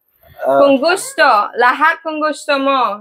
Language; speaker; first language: Filipino; non-native, learner; English